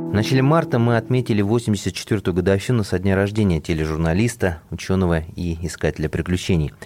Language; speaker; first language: Russian; native; Russian